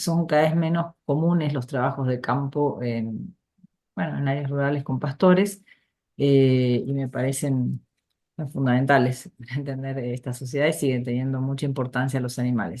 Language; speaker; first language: Spanish; native; Spanish